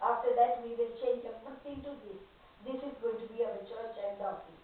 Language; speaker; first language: English; non-native, local second language; Tamil